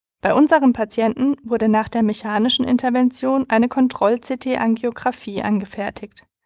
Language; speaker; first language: German; native; German